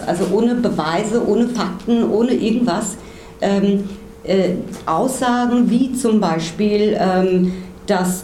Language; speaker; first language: German; native; German